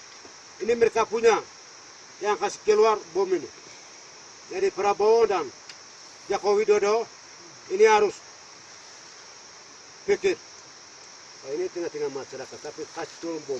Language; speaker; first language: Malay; non-native, local second language; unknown